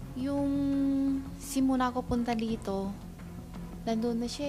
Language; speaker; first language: Filipino; non-native, learner; Chinese